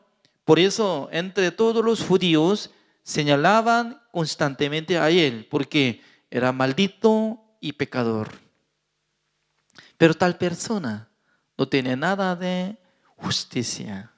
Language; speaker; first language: Spanish; non-native, fluent; Korean